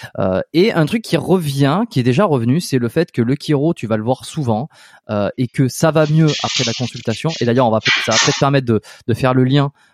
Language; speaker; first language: French; native; French